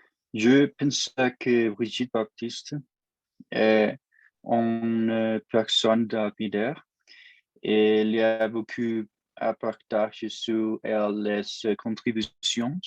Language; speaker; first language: French; non-native, learner; Spanish